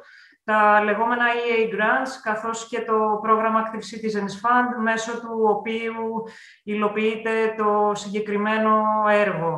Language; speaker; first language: Greek; native; Greek